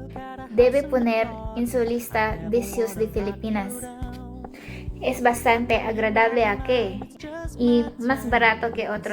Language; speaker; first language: Spanish; non-native, learner; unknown